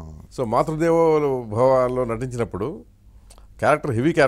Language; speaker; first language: Telugu; native; Telugu